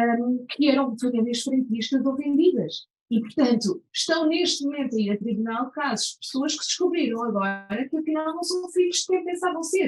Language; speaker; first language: Portuguese; native; Portuguese